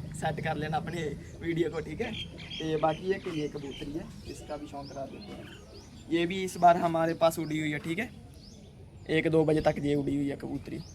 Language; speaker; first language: Hindi; non-native, local second language; Punjabi